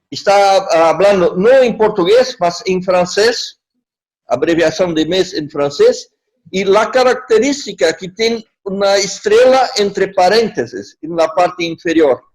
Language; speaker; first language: Spanish; non-native, learner; Portuguese